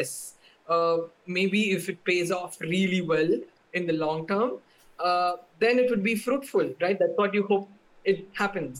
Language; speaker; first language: English; non-native, local second language; Tamil